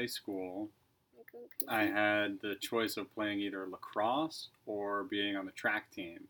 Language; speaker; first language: English; native; English